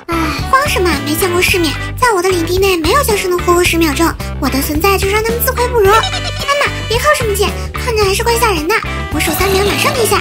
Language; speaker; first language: Chinese; native; Chinese